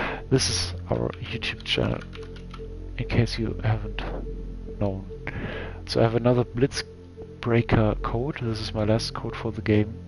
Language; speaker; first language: English; non-native, fluent; German